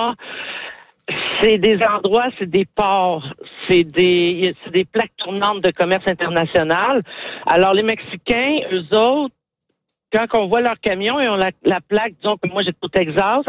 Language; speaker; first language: French; native; French